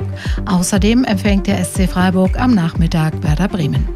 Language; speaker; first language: German; native; German